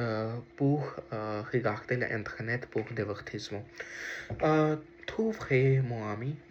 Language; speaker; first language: French; non-native, learner; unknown